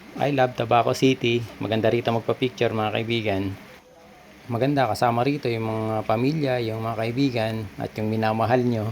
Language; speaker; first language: Filipino; non-native, local second language; Bikol